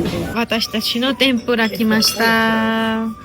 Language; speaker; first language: Japanese; non-native, fluent; Georgian